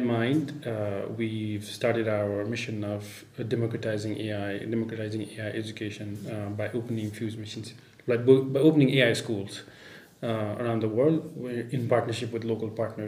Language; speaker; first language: English; non-native, local second language; Nepali